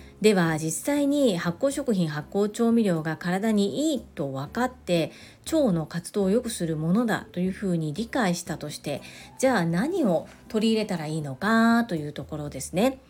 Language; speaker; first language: Japanese; native; Japanese